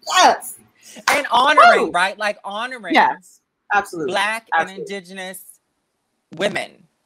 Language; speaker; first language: English; native; English